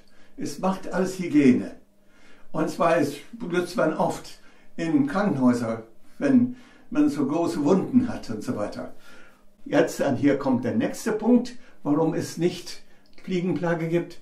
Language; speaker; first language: German; non-native, fluent; English